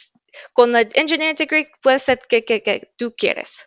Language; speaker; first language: Spanish; early bilingual, heritage; Spanish